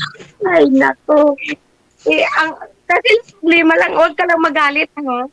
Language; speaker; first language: Filipino; non-native, local second language; Cebuano